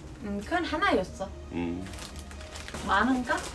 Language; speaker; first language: Korean; non-native, fluent; German